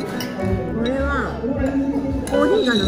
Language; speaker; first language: Japanese; native; Japanese